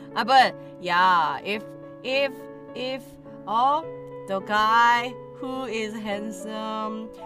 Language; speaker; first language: English; non-native, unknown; Korean